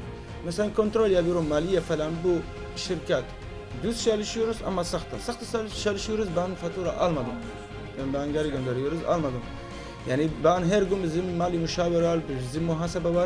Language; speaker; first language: Turkish; non-native, learner; Arabic